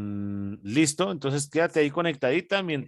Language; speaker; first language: Spanish; native; Spanish